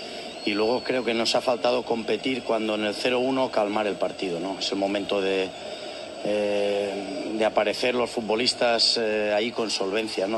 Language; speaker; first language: Spanish; native; Spanish